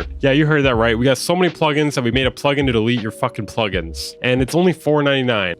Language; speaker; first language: English; native; English